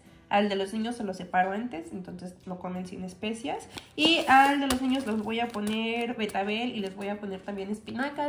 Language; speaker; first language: Spanish; native; Spanish